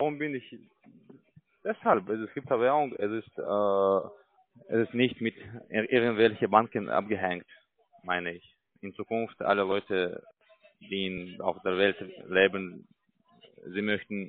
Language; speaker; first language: German; non-native, learner; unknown